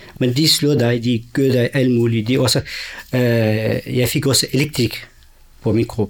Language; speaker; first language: Danish; non-native, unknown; Kurdish